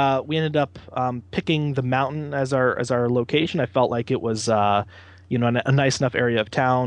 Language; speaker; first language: English; native; English